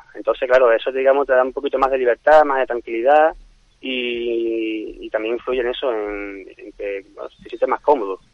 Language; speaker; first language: Spanish; native; Spanish